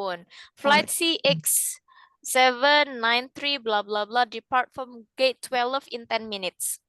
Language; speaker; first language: English; non-native, fluent; Indonesian